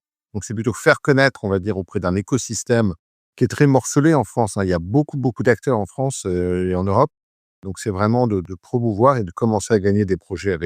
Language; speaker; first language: French; native; French